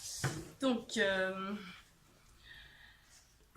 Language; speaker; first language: French; native; French